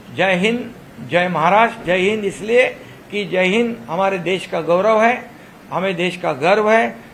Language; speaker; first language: Hindi; non-native, local second language; Marathi